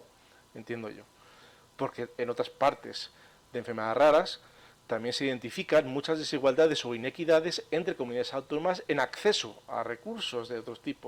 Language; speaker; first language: Spanish; native; Spanish